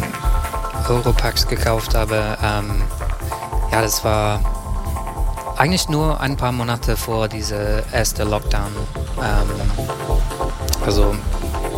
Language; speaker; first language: German; non-native, fluent; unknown